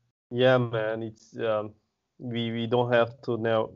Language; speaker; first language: English; non-native, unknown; Turkish